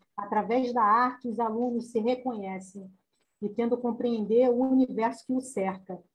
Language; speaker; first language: Portuguese; native; Portuguese